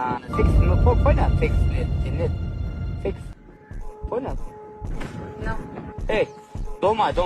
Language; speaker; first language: Russian; non-native, learner; Kyrgyz